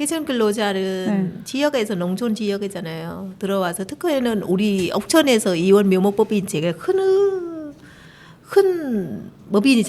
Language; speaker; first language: Korean; non-native, learner; Vietnamese